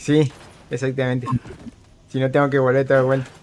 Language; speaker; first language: Spanish; native; Spanish